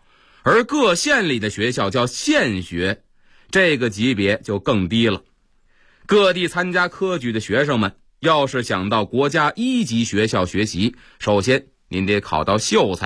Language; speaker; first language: Chinese; native; Chinese